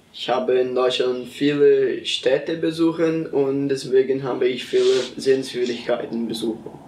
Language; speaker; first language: German; non-native, learner; Portuguese